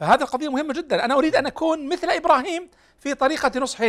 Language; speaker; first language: Arabic; native; Arabic